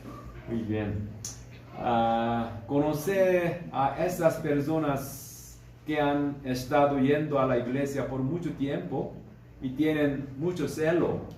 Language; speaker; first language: Spanish; non-native, learner; Korean